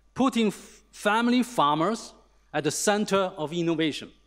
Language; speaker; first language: English; non-native, fluent; Chinese